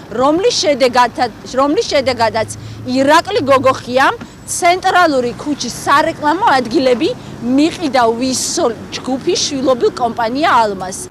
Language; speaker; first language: Georgian; native; Georgian